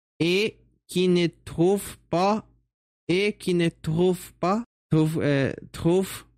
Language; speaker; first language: French; non-native, learner; Portuguese